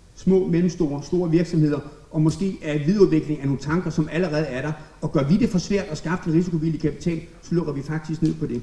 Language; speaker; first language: Danish; native; Danish